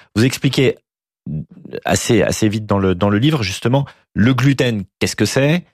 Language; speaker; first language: French; native; French